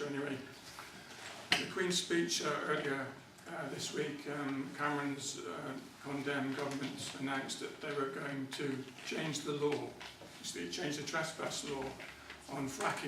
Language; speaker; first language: English; native; English